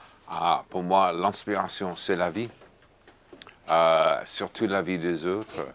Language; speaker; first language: French; non-native, fluent; English